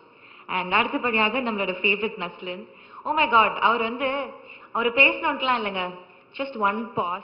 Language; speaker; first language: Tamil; native; Tamil